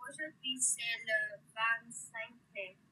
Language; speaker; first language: French; non-native, learner; English